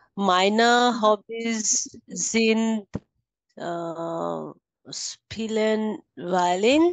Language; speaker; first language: German; non-native, learner; Bangla